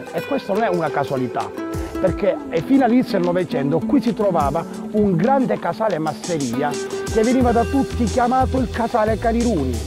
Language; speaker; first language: Italian; native; Italian